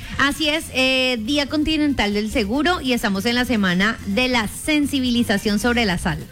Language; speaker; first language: Spanish; native; Spanish